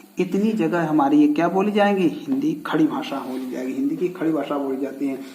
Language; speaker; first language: Hindi; native; Hindi